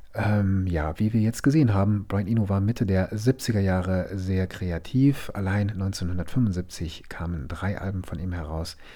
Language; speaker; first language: German; native; German